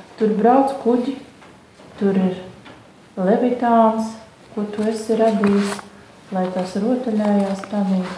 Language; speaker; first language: Latvian; non-native, fluent; German